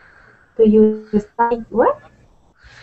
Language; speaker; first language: English; non-native, learner; Spanish